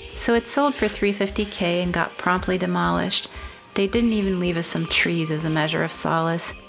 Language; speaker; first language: English; non-native, fluent; Portuguese